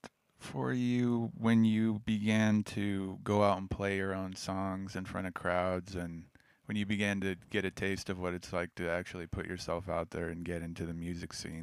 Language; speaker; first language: English; native; English